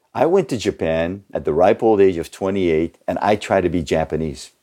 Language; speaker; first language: English; early bilingual, other home language; Japanese